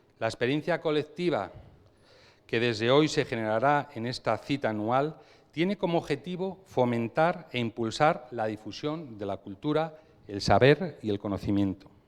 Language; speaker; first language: Spanish; native; Spanish